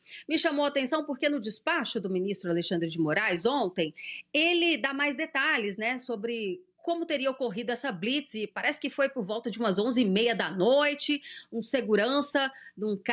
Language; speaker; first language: Portuguese; native; Portuguese